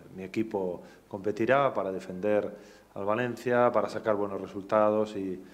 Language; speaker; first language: Spanish; native; Spanish